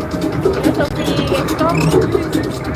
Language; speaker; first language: English; non-native, fluent; Spanish